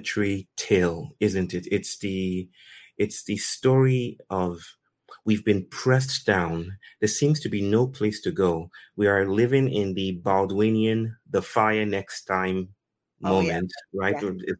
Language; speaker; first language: English; non-native, local second language; Yoruba